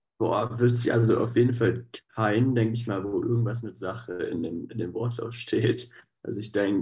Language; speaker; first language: German; native; German